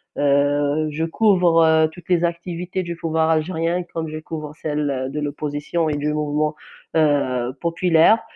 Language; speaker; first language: French; non-native, local second language; Kabyle